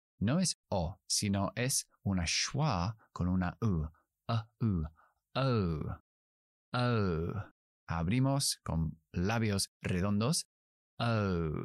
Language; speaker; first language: Spanish; non-native, fluent; English